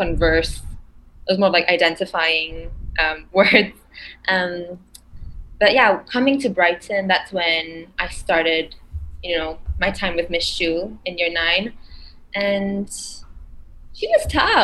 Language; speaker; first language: English; non-native, local second language; Malay